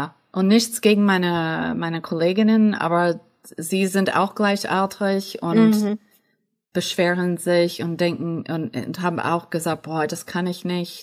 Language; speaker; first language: German; non-native, fluent; English